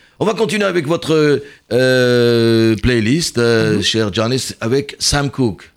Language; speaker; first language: French; native; French